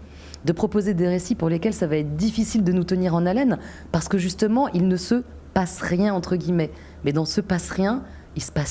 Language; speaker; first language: French; native; French